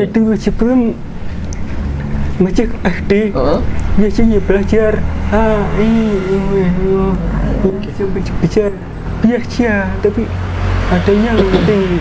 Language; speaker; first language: Indonesian; non-native, local second language; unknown